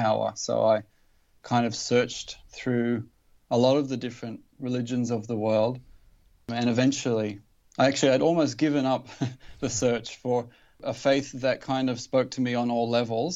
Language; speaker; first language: English; native; English